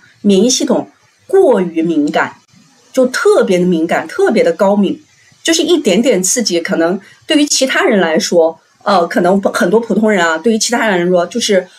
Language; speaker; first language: Chinese; native; Chinese